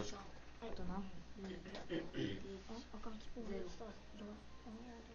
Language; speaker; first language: Japanese; native; Japanese